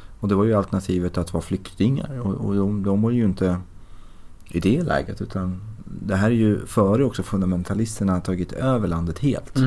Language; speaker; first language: Swedish; early bilingual, other home language; Persian